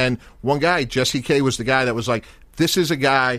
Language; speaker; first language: English; native; English